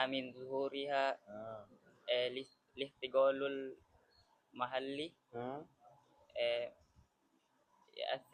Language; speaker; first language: Arabic; non-native, learner; Indonesian